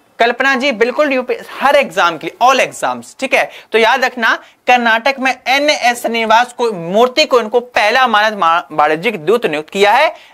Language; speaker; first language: Hindi; native; Hindi